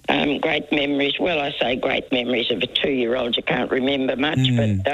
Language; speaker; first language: English; native; English